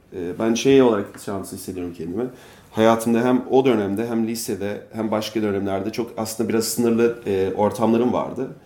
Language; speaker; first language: Turkish; non-native, fluent; English